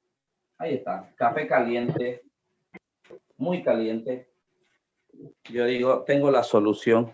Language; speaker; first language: Spanish; native; Spanish